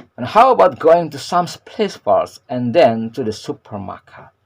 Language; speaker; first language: English; non-native, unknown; Indonesian